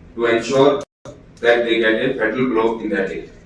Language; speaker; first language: English; non-native, local second language; Hindi